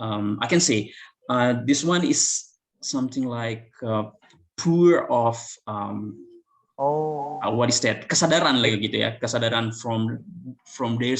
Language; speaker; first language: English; non-native, fluent; Indonesian